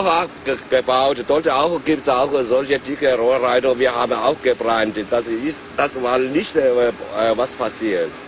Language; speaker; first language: German; non-native, learner; Chinese